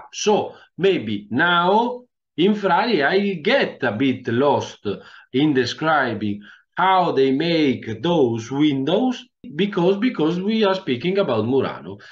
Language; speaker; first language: English; non-native, fluent; Italian